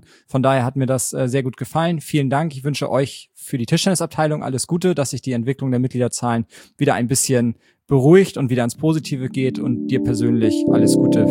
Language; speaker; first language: German; native; German